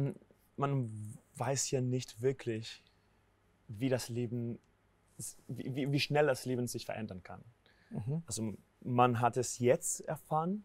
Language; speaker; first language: German; non-native, fluent; Spanish